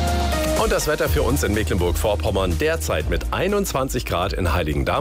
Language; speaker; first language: German; native; German